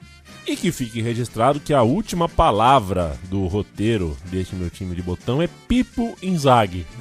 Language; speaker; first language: Portuguese; native; Portuguese